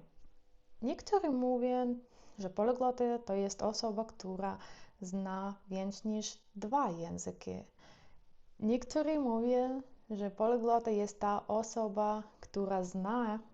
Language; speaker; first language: Polish; non-native, fluent; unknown